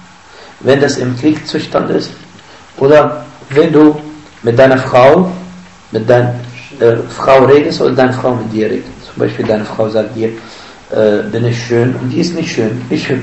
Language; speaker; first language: German; non-native, fluent; Arabic